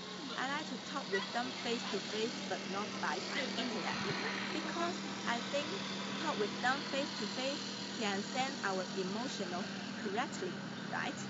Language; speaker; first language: English; non-native, learner; Chinese